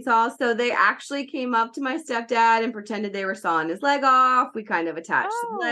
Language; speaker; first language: English; native; English